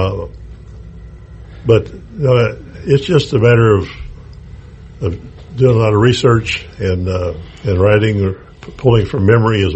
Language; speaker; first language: English; native; English